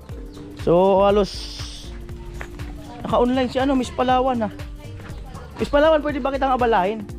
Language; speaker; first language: Filipino; native; Filipino